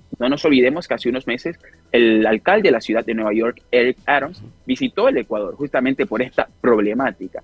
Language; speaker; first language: Spanish; native; Spanish